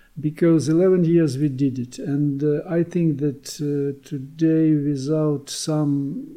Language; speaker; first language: English; non-native, learner; Ukrainian